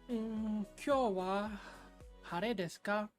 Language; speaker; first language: Japanese; non-native, learner; English